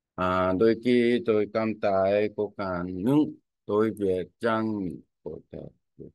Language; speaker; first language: Vietnamese; non-native, learner; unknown